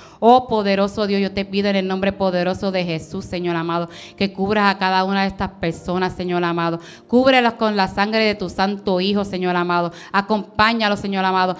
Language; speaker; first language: Spanish; early bilingual, heritage; Spanish